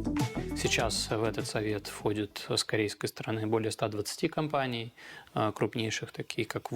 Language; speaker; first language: Russian; native; Russian